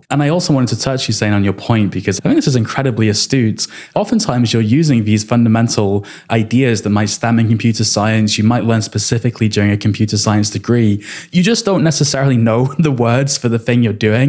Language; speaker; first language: English; native; English